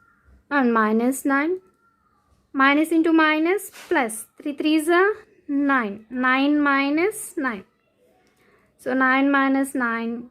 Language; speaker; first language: English; non-native, local second language; Telugu